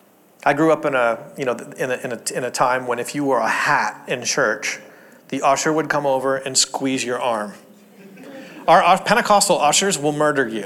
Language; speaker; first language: English; native; English